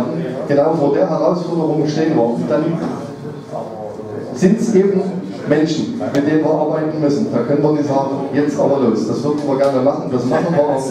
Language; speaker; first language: German; native; German